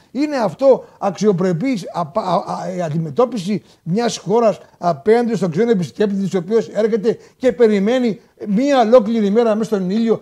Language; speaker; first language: Greek; native; Greek